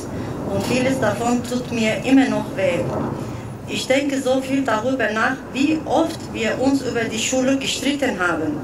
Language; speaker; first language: German; non-native, fluent; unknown